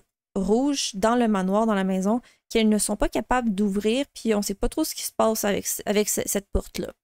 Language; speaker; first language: French; native; French